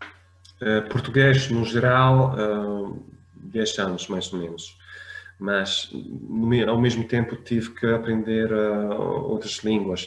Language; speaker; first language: Portuguese; non-native, fluent; Arabic